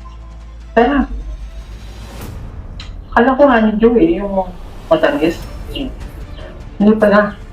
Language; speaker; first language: Filipino; non-native, local second language; Cebuano